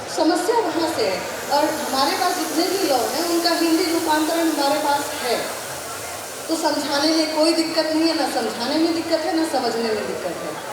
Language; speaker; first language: Hindi; non-native, local second language; Maithili